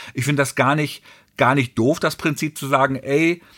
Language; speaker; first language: German; native; German